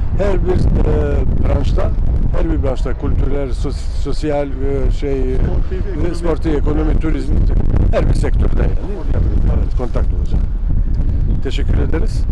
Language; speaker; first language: Turkish; non-native, learner; Macedonian